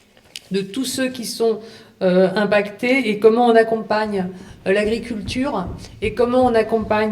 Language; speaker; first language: French; native; French